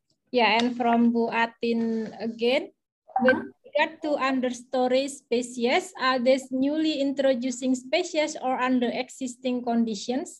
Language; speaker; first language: English; non-native, fluent; Indonesian